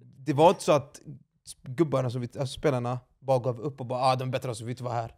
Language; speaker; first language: Swedish; early bilingual, other home language; Arabic